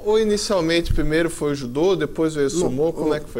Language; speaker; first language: Portuguese; native; Portuguese